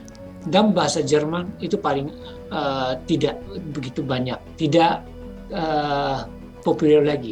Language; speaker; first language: Indonesian; non-native, fluent; Japanese